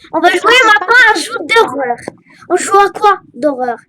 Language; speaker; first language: French; native; French